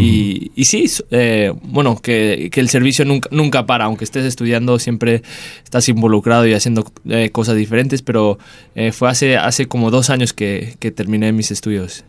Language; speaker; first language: Spanish; early bilingual, heritage; Spanish